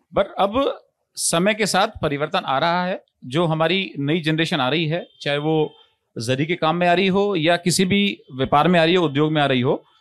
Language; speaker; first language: Hindi; native; Hindi